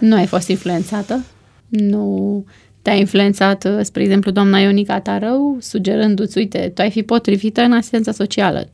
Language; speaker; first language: Romanian; native; Romanian